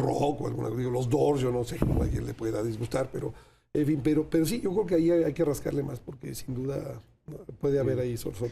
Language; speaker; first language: Spanish; native; Spanish